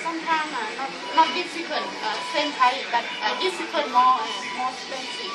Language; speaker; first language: English; non-native, learner; Thai